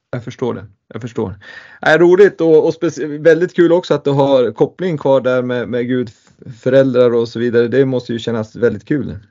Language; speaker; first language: Swedish; native; Swedish